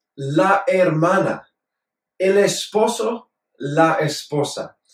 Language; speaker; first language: Spanish; non-native, fluent; English